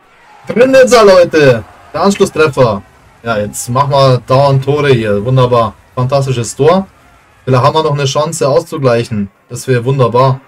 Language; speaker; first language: German; native; German